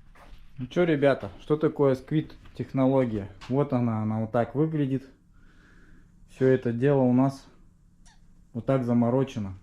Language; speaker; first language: Russian; native; Russian